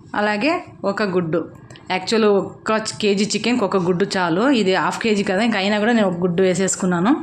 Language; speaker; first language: Telugu; native; Telugu